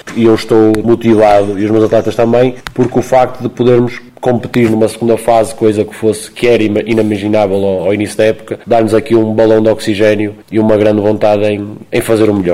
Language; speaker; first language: Portuguese; native; Portuguese